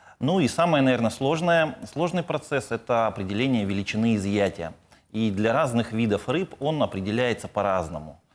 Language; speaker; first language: Russian; native; Russian